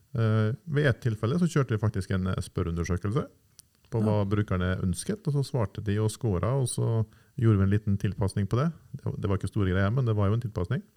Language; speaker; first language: Norwegian; native; Norwegian